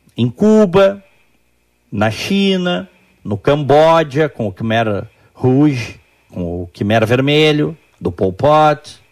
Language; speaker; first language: Portuguese; native; Portuguese